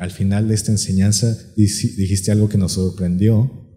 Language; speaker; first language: Spanish; native; Spanish